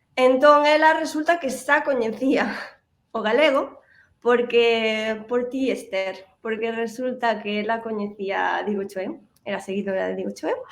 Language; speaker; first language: Galician; native; Galician